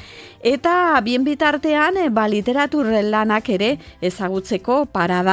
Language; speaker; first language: Basque; native; Basque